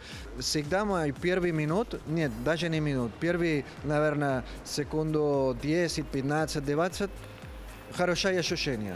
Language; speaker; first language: Russian; non-native, learner; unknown